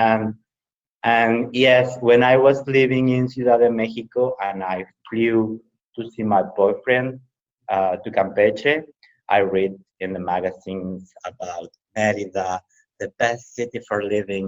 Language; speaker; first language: English; non-native, fluent; Spanish